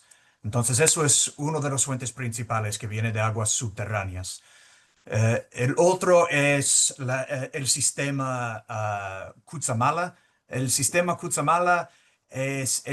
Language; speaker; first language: Spanish; early bilingual, heritage; Spanish